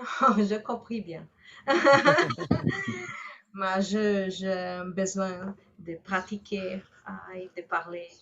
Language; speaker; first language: French; non-native, learner; Portuguese